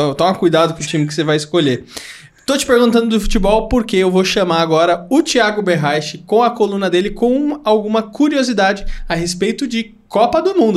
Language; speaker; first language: Portuguese; native; Portuguese